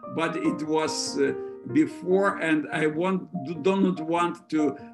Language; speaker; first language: English; non-native, fluent; Ukrainian